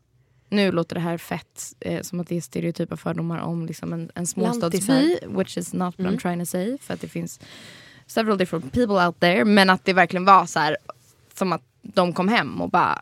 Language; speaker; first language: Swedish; native; Swedish